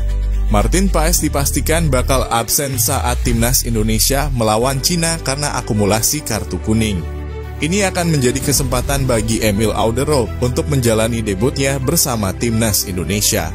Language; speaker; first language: Indonesian; native; Indonesian